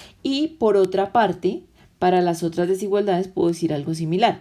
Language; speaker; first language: Spanish; native; Spanish